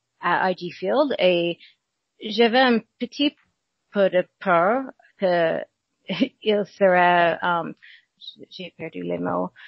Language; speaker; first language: French; non-native, learner; English